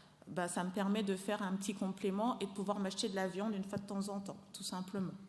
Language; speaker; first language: French; native; French